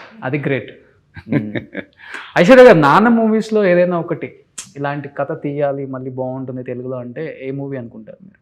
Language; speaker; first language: Telugu; native; Telugu